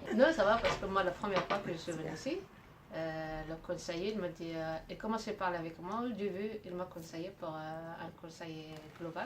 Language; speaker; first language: French; non-native, learner; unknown